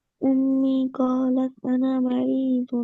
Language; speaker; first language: Arabic; non-native, learner; Bangla